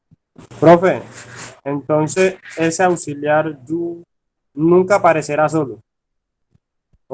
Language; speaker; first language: Spanish; native; Spanish